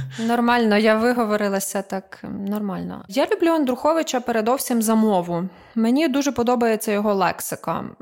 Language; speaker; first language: Ukrainian; native; Ukrainian